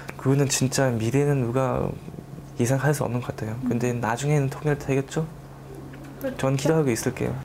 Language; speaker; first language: Korean; early bilingual, heritage; German